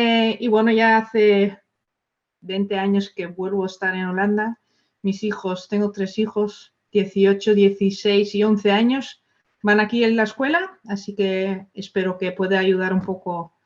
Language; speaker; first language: Spanish; non-native, fluent; Dutch